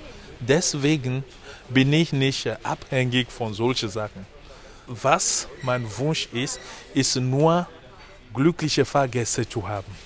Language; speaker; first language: German; non-native, fluent; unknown